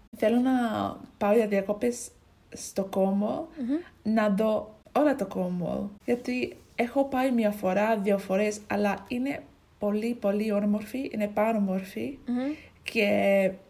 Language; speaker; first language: Greek; non-native, learner; English